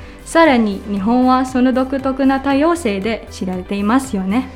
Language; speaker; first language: Japanese; non-native, fluent; Filipino